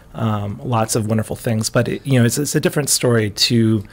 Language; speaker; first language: English; native; English